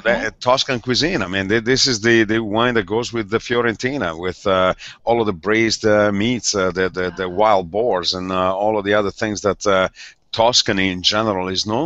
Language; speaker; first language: English; non-native, fluent; Italian